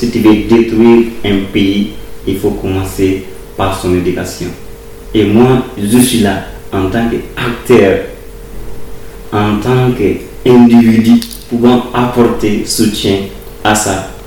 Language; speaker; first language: French; non-native, local second language; Bambara